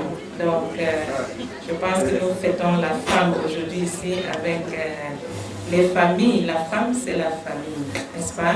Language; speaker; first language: French; non-native, local second language; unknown